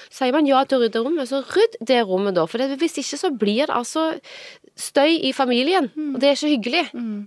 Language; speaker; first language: Norwegian; native; Norwegian